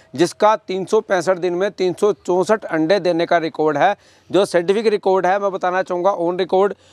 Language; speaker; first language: Hindi; native; Hindi